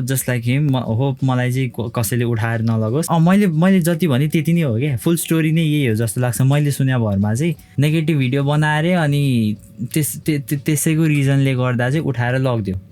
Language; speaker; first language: Nepali; native; Nepali